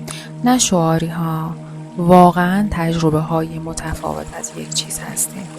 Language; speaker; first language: Persian; native; Persian